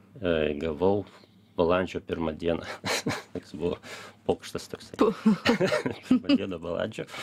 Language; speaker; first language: Lithuanian; early bilingual, heritage; Lithuanian